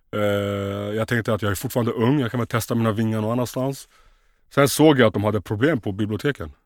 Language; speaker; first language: Swedish; native; Swedish